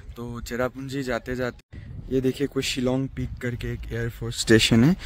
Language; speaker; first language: Hindi; non-native, local second language; Assamese